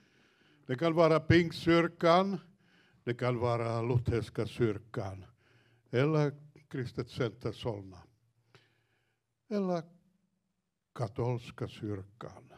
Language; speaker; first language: Swedish; non-native, fluent; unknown